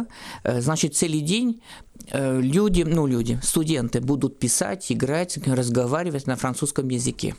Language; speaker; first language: Russian; non-native, fluent; French